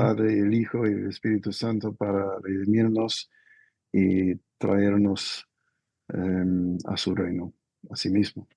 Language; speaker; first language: Spanish; non-native, fluent; English